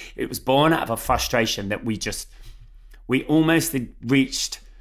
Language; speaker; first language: English; native; English